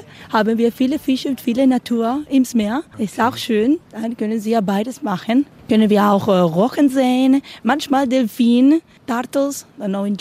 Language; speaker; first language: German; non-native, learner; Spanish